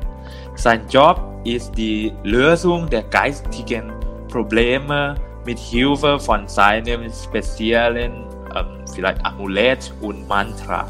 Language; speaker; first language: German; non-native, learner; Thai